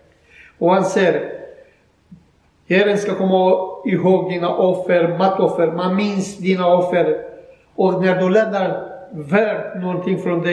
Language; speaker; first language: Swedish; non-native, learner; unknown